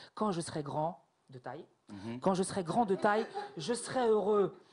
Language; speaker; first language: French; native; French